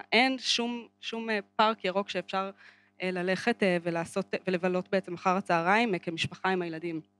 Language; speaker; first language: Hebrew; native; Hebrew